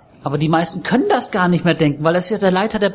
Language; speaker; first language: German; native; German